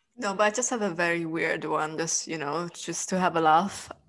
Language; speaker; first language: English; non-native, fluent; Italian